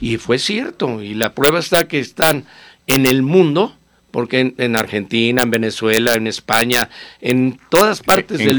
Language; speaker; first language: Spanish; native; Spanish